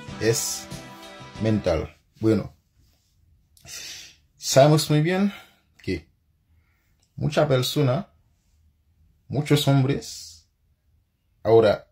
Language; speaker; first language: Spanish; non-native, fluent; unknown